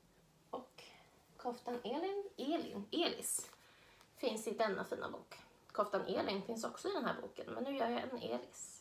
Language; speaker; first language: Swedish; native; Swedish